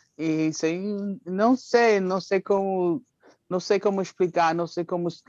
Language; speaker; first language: Portuguese; non-native, fluent; English